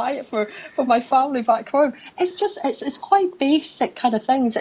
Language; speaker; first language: English; native; English